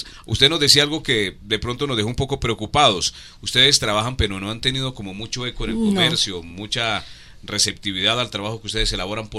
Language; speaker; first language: Spanish; native; Spanish